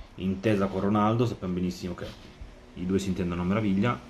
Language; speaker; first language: Italian; non-native, fluent; Arabic